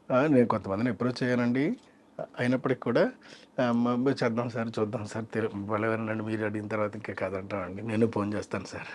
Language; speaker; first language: Telugu; native; Telugu